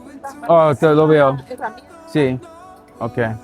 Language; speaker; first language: Spanish; non-native, learner; English